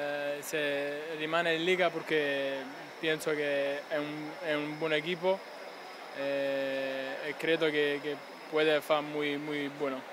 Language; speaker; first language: Spanish; non-native, learner; Italian